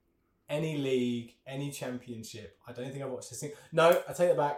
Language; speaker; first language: English; native; English